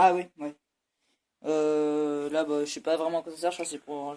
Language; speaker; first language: French; native; French